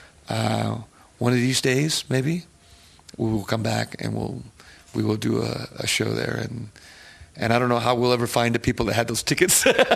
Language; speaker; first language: English; early bilingual, other home language; Spanish